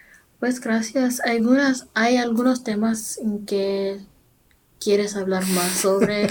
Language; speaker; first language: Spanish; non-native, learner; English